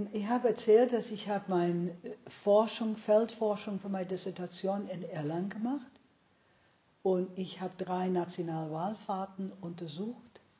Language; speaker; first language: German; non-native, fluent; English